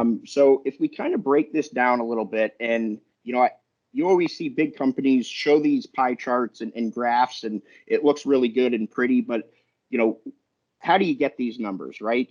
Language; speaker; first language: English; native; English